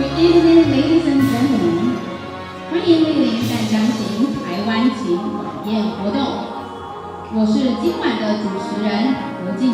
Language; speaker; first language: Chinese; native; Chinese